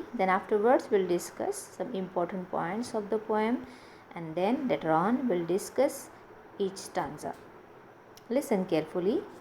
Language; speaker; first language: English; non-native, local second language; Marathi